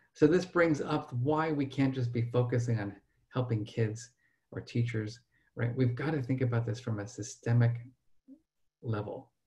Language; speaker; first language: English; native; English